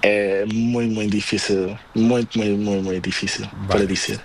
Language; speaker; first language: Spanish; non-native, learner; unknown